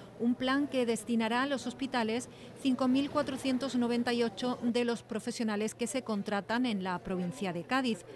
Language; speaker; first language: Spanish; native; Spanish